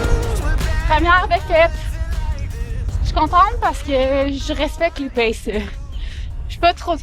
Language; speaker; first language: French; native; French